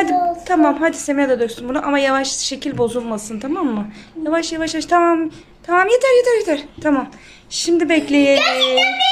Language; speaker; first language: Turkish; native; Turkish